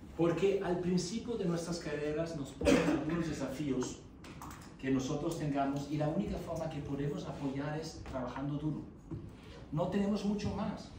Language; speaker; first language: Spanish; non-native, fluent; German